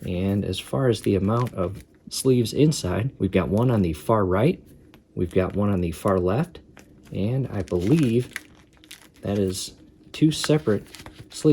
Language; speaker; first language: English; native; English